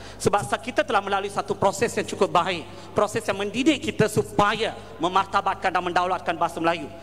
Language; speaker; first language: Malay; non-native, local second language; Tamil